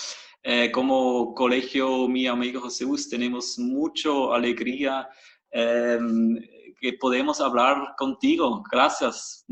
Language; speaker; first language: Spanish; non-native, fluent; German